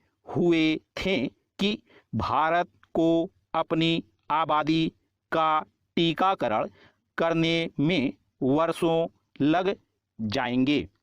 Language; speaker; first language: Hindi; native; Hindi